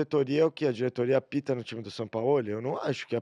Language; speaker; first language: Portuguese; native; Portuguese